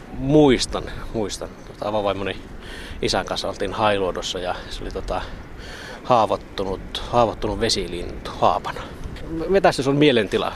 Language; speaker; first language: Finnish; native; Finnish